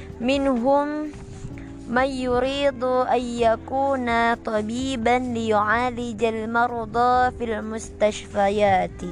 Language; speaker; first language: Arabic; non-native, learner; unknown